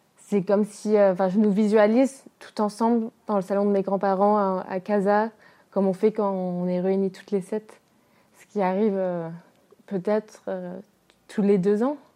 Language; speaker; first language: French; native; French